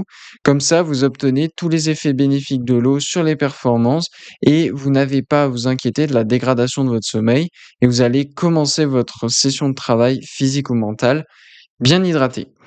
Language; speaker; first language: French; native; French